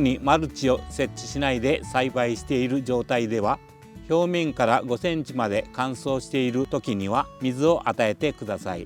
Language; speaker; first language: Japanese; native; Japanese